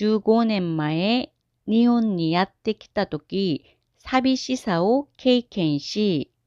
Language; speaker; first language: Japanese; non-native, fluent; Korean